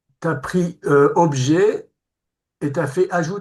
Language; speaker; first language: French; native; French